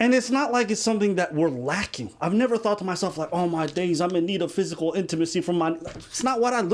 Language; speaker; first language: English; native; English